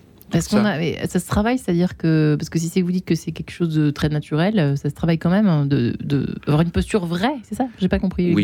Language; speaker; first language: French; native; French